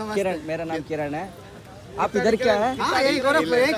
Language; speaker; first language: Hindi; non-native, learner; Kannada